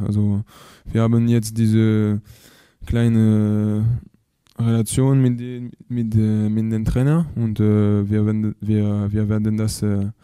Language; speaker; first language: German; non-native, learner; French